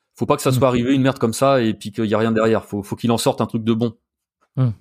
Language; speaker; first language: French; native; French